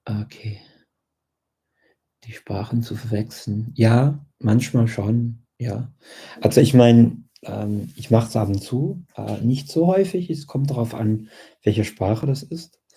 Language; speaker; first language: German; non-native, fluent; English